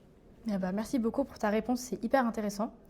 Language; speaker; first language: French; native; French